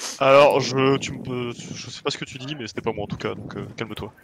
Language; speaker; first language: French; native; French